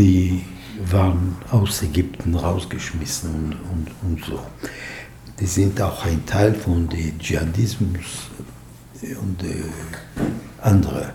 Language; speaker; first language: German; non-native, fluent; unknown